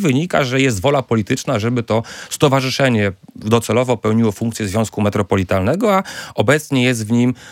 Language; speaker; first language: Polish; native; Polish